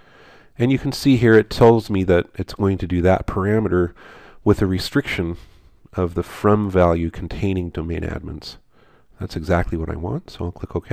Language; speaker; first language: English; native; English